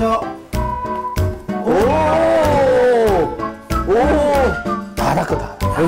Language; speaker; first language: Korean; non-native, fluent; Japanese